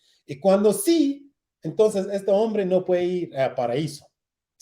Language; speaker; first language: Spanish; non-native, learner; Kurdish